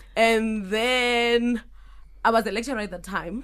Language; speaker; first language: English; non-native, local second language; Northern Sotho